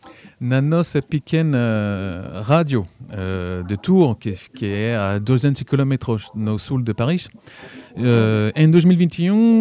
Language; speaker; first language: Portuguese; early bilingual, heritage; French